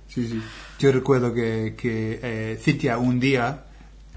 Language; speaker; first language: Spanish; non-native, fluent; English